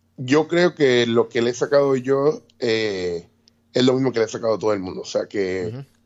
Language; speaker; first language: Spanish; native; Spanish